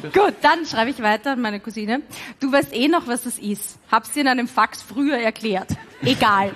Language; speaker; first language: German; native; German